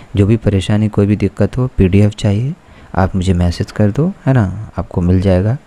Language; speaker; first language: Hindi; native; Hindi